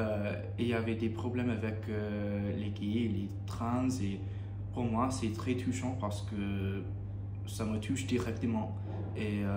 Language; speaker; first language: French; non-native, learner; English